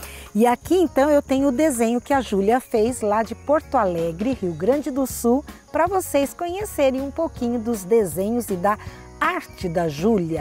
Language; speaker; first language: Portuguese; native; Portuguese